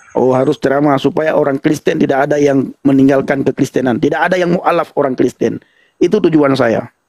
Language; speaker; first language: Indonesian; non-native, local second language; Achinese